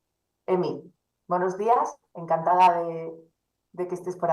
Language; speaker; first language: Spanish; native; Spanish